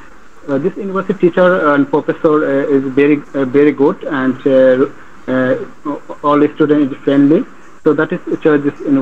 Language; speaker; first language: English; non-native, learner; Bangla